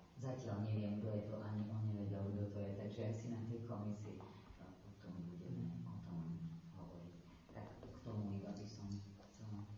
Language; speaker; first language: Slovak; native; Slovak